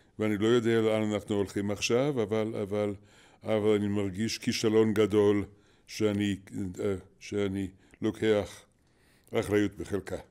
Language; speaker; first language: Hebrew; non-native, fluent; English